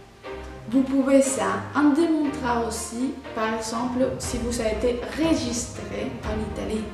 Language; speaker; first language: French; non-native, fluent; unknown